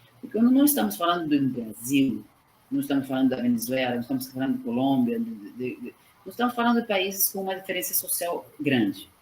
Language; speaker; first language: Portuguese; non-native, fluent; Spanish